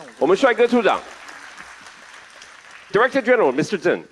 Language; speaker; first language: Chinese; native; Chinese